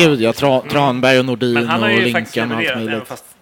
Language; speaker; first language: Swedish; native; Swedish